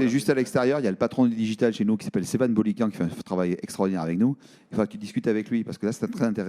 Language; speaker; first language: French; native; French